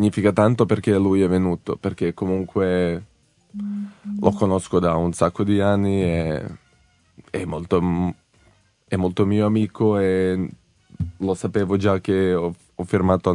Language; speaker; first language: Italian; non-native, fluent; Serbian